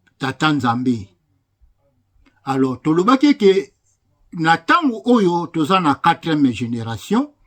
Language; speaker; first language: Lingala; non-native, local second language; Kongo